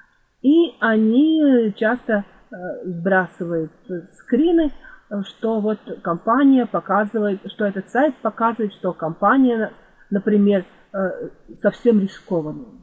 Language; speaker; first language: Russian; non-native, fluent; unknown